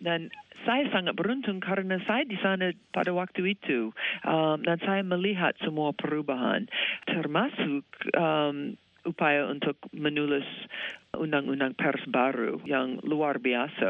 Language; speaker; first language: Indonesian; non-native, fluent; English